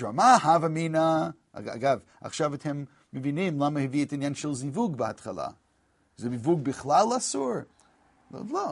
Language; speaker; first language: Hebrew; non-native, fluent; English